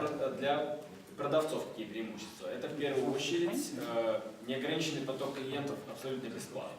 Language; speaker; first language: Russian; native; Russian